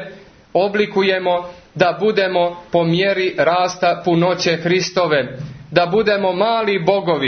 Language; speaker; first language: Croatian; native; Croatian